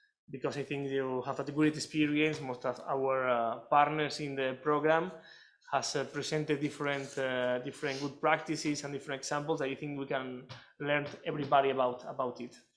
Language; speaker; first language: English; non-native, fluent; Spanish